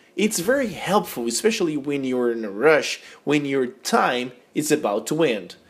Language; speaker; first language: English; non-native, fluent; Portuguese